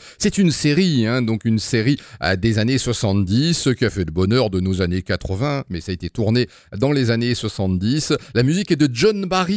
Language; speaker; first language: French; native; French